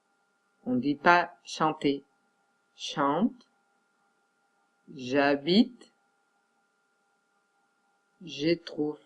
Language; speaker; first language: French; non-native, fluent; Catalan